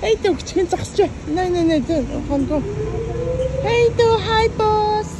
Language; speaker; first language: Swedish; non-native, learner; Mongolian